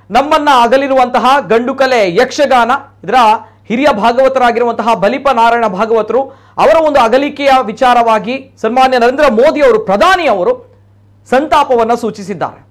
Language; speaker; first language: Kannada; non-native, local second language; Tulu